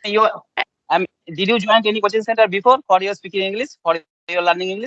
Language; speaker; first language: English; non-native, learner; Bangla